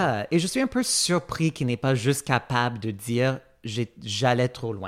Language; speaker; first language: French; non-native, fluent; English